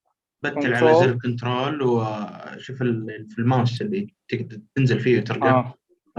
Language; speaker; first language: Arabic; native; Arabic